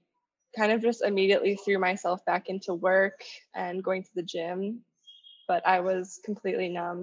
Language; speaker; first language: English; native; English